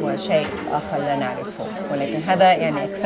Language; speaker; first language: Arabic; non-native, fluent; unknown